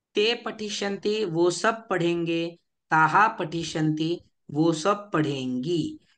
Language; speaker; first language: Hindi; non-native, local second language; Marathi